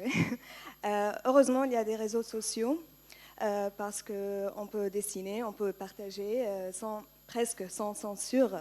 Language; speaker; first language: French; non-native, learner; Arabic